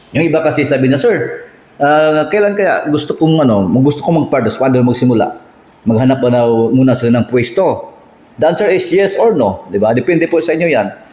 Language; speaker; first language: Filipino; non-native, local second language; Cebuano